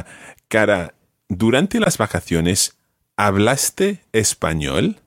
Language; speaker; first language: Spanish; non-native, fluent; English